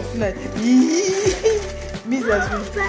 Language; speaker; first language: Dutch; early bilingual, other home language; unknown